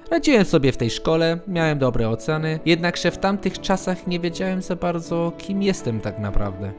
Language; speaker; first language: Polish; early bilingual, heritage; English